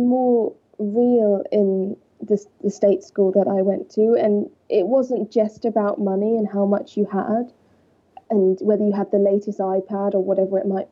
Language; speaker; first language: English; native; English